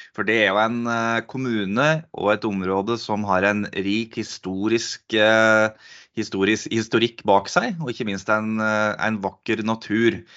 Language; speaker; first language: Norwegian; native; Norwegian